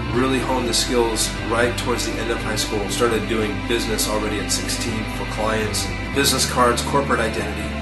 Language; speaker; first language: English; native; English